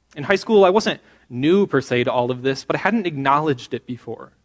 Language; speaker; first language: English; native; English